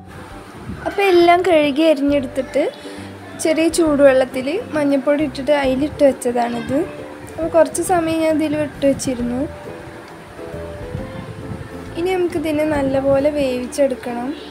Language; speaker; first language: Malayalam; native; Malayalam